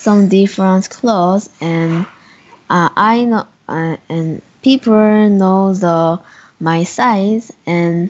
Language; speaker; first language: English; non-native, learner; Korean